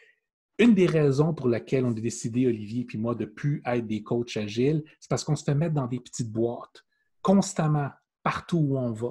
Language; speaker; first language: French; native; French